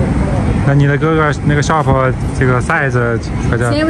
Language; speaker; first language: Chinese; native; Chinese